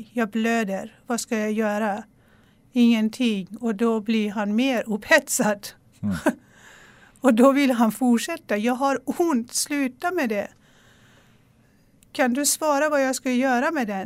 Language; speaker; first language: Swedish; non-native, local second language; Persian